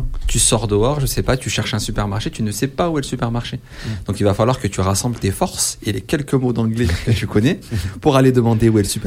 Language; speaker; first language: French; native; French